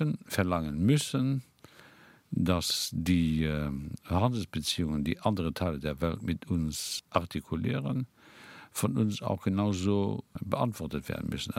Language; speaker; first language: German; non-native, local second language; Luxembourgish